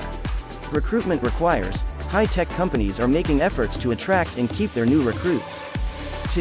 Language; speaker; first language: English; non-native, learner; French